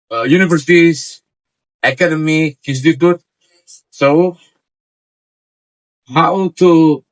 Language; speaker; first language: English; non-native, learner; Indonesian